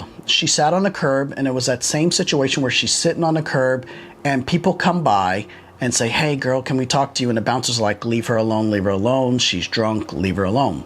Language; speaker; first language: English; native; English